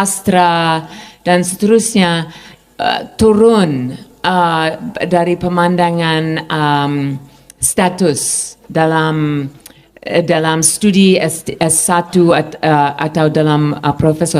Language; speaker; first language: Indonesian; non-native, fluent; English